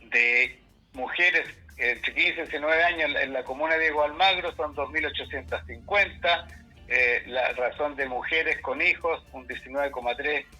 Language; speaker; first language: Spanish; native; Spanish